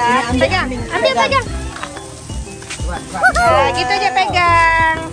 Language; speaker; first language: Indonesian; native; Indonesian